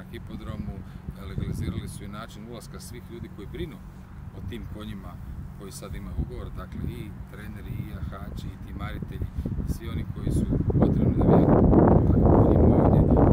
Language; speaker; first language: Croatian; native; Croatian